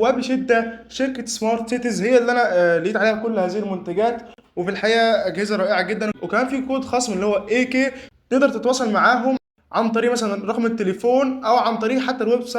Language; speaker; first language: Arabic; native; Arabic